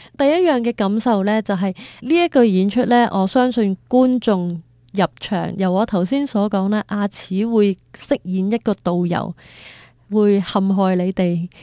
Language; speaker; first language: Cantonese; native; Cantonese